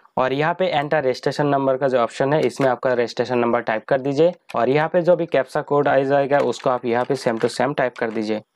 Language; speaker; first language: Hindi; native; Hindi